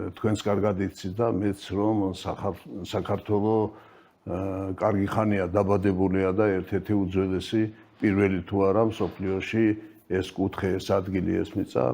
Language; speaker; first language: Georgian; native; Georgian